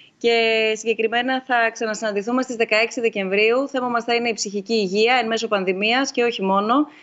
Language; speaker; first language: Greek; native; Greek